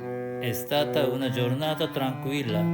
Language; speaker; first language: Italian; non-native, learner; Japanese